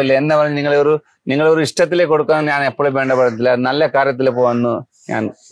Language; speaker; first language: Malayalam; non-native, learner; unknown